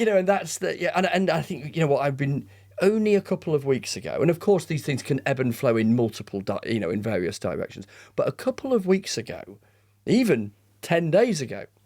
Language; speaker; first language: English; native; English